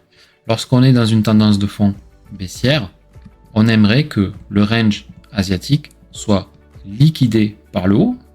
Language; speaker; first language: French; native; French